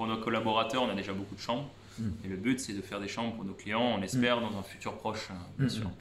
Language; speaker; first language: French; native; French